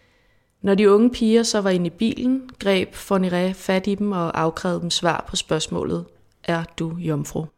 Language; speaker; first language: Danish; native; Danish